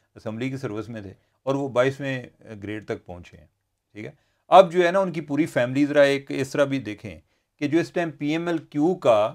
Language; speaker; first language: Urdu; non-native, local second language; Punjabi